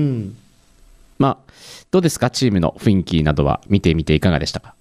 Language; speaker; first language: Japanese; native; Japanese